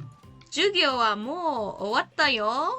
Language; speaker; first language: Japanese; non-native, learner; English